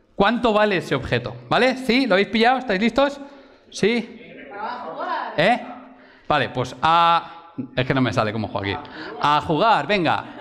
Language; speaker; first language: Spanish; native; Spanish